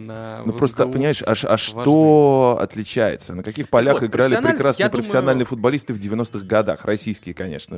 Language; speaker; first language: Russian; native; Russian